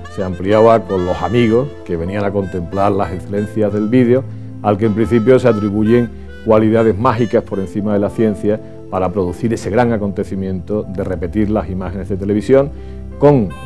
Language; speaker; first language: Spanish; native; Spanish